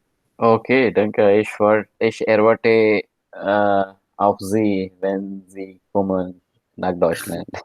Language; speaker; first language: German; non-native, learner; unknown